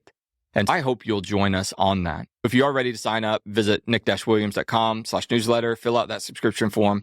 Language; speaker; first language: English; native; English